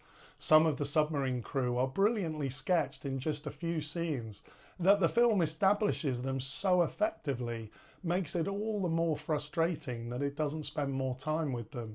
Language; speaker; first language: English; native; English